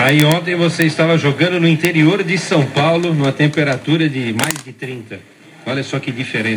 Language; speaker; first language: Portuguese; native; Portuguese